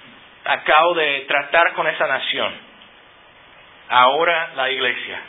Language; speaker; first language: Spanish; non-native, fluent; English